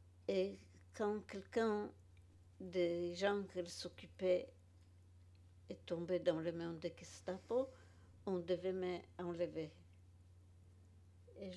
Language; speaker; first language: French; non-native, fluent; Polish